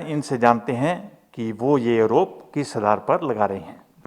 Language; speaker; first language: Hindi; native; Hindi